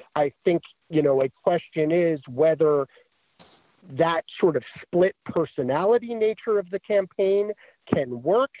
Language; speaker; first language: English; native; English